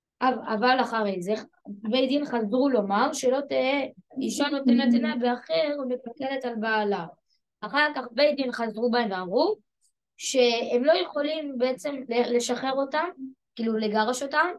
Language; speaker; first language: Hebrew; early bilingual, other home language; French